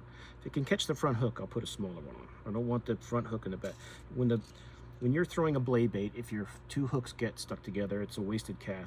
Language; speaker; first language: English; native; English